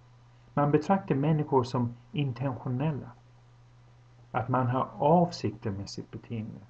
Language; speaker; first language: Swedish; non-native, fluent; English